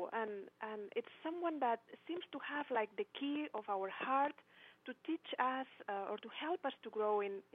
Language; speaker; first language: English; non-native, fluent; Spanish